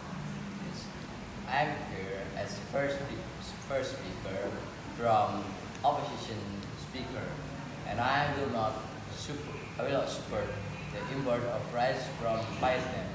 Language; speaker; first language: English; non-native, learner; Indonesian